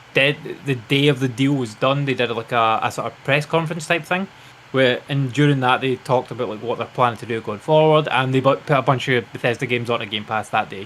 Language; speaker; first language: English; native; English